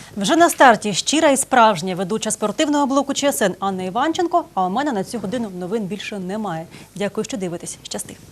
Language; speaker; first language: Ukrainian; native; Ukrainian